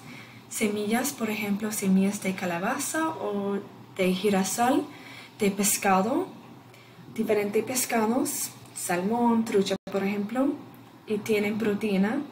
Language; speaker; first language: Spanish; non-native, learner; English